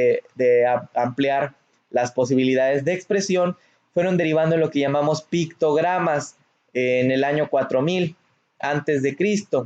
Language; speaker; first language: Spanish; native; Spanish